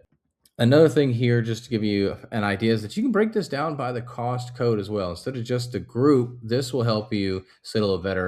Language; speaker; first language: English; native; English